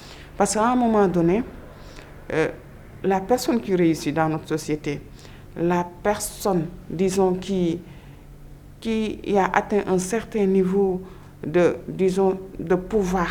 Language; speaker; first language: French; non-native, local second language; Wolof